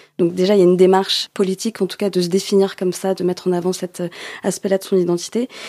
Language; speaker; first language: French; native; French